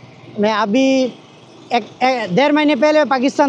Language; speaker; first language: Hindi; non-native, learner; Bangla